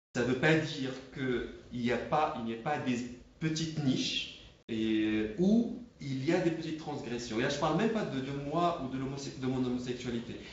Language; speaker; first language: French; non-native, local second language; Arabic